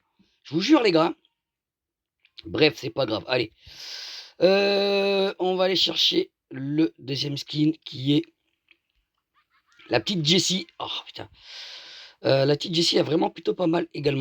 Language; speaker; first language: French; native; French